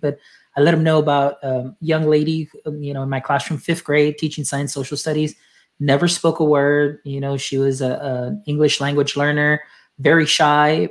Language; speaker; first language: English; early bilingual, other home language; Spanish